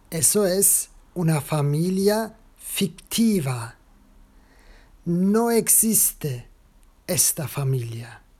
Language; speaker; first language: Spanish; non-native, fluent; Turkish